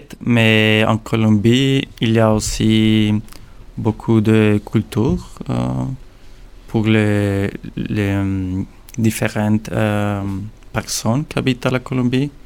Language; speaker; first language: French; non-native, learner; Spanish